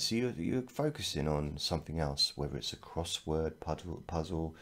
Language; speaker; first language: English; native; English